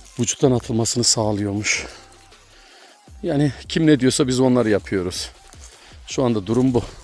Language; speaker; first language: Turkish; native; Turkish